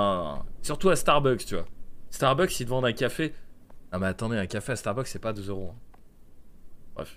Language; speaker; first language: French; native; French